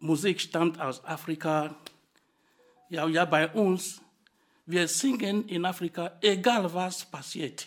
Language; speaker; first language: German; non-native, fluent; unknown